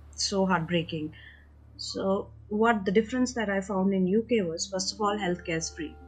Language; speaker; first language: English; non-native, local second language; Hindi